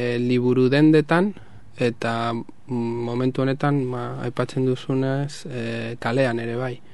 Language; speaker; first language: Basque; non-native, local second language; Spanish